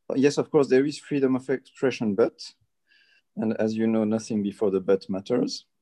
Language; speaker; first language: English; early bilingual, other home language; Spanish